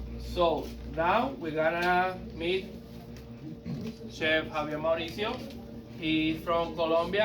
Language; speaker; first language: English; non-native, learner; Spanish